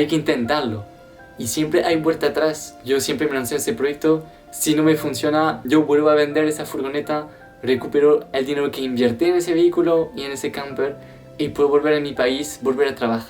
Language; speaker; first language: Spanish; non-native, fluent; French